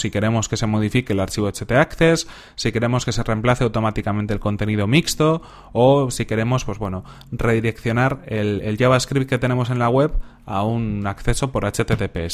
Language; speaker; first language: Spanish; native; Spanish